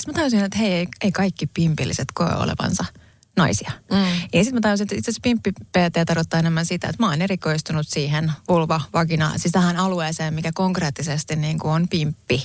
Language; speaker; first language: Finnish; non-native, local second language; Swedish